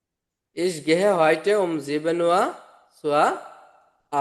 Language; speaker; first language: German; non-native, fluent; Bangla